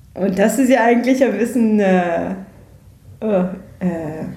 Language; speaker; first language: German; non-native, learner; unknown